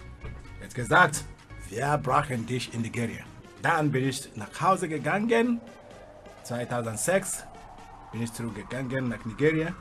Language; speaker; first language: German; non-native, fluent; Igbo